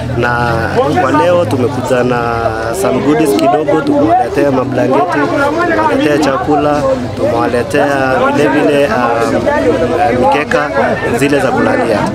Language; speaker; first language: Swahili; non-native, local second language; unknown